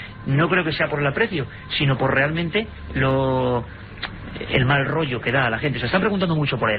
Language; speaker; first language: Spanish; native; Spanish